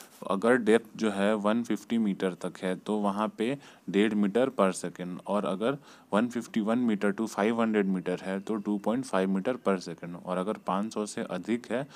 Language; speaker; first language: Hindi; native; Hindi